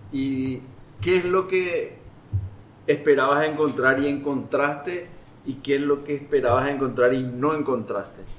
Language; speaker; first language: Spanish; native; Spanish